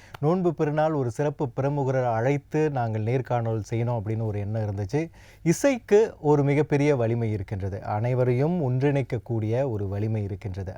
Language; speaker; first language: Tamil; native; Tamil